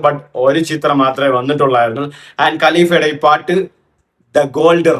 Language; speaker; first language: Malayalam; native; Malayalam